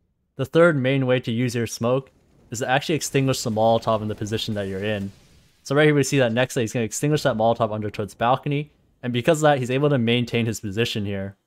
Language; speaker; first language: English; native; English